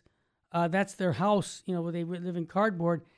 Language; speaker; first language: English; native; English